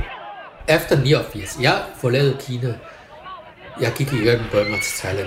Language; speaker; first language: Danish; non-native, learner; Chinese